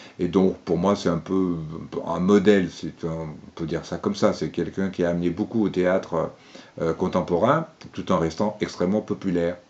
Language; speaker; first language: French; native; French